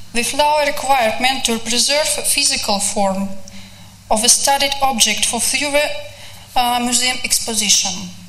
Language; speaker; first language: English; non-native, fluent; Russian